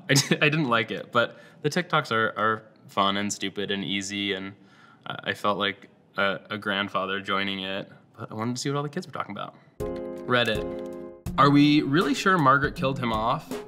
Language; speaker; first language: English; native; English